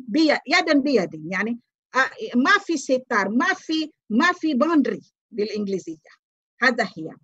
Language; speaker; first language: Arabic; non-native, fluent; Malay